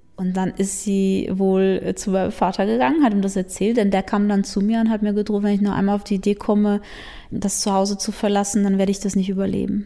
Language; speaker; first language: German; early bilingual, other home language; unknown